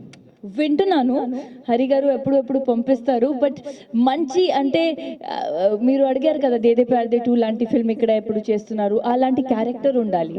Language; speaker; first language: Telugu; non-native, fluent; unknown